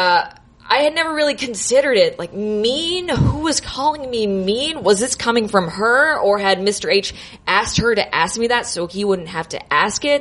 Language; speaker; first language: English; native; English